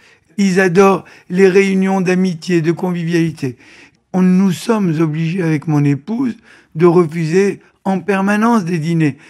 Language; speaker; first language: French; native; French